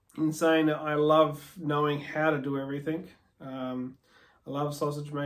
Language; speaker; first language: English; native; English